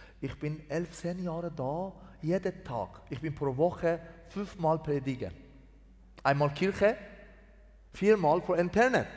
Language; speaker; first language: German; non-native, learner; Persian